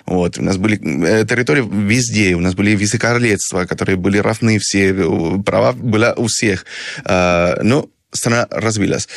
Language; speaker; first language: Russian; non-native, fluent; Spanish